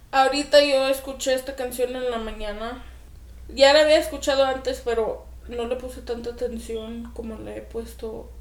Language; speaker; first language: Spanish; early bilingual, other home language; English